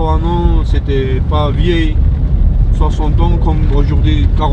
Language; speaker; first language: French; non-native, learner; Georgian